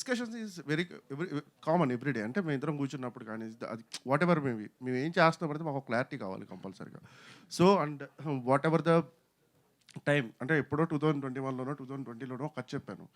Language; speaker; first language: Telugu; native; Telugu